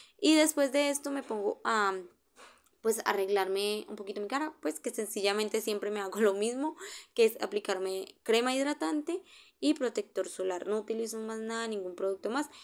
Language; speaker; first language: Spanish; native; Spanish